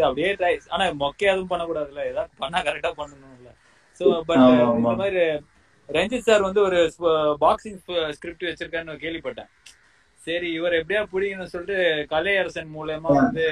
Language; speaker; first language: Tamil; native; Tamil